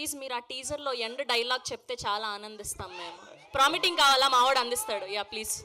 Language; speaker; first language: Telugu; native; Telugu